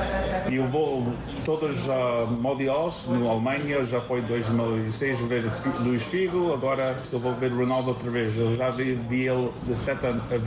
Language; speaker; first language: Portuguese; early bilingual, heritage; English